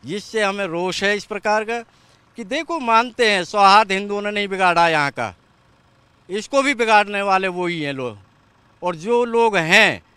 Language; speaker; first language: Hindi; native; Hindi